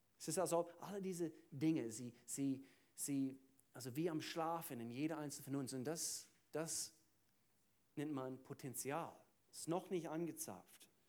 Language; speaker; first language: German; non-native, fluent; English